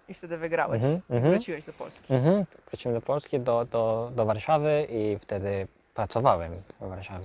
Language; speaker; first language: Polish; non-native, learner; Korean